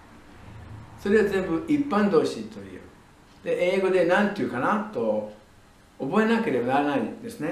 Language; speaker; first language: Japanese; non-native, fluent; English